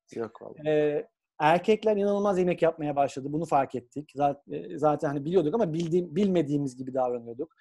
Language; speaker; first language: Turkish; native; Turkish